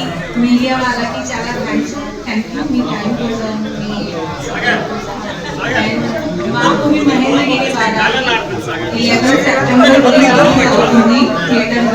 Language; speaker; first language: Telugu; non-native, learner; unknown